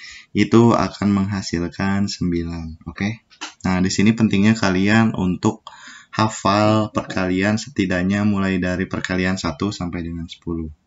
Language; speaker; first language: Indonesian; native; Indonesian